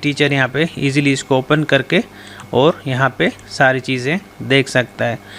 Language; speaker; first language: Urdu; non-native, local second language; Sindhi